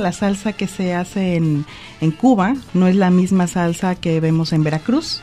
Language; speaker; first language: Spanish; native; Spanish